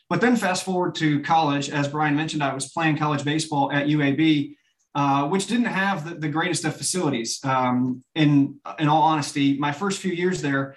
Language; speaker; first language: English; native; English